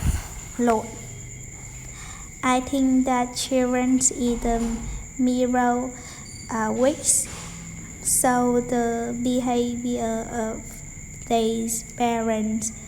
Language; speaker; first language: English; non-native, learner; Vietnamese